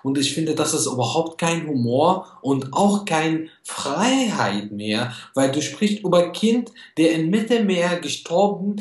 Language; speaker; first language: German; non-native, fluent; Arabic